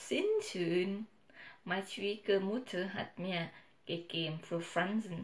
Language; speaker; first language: German; non-native, learner; Thai